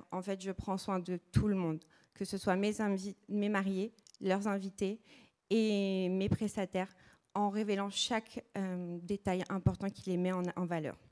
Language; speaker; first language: French; early bilingual, other home language; Portuguese